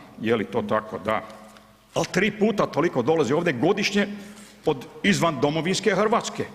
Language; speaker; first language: Bosnian; early bilingual, heritage; Croatian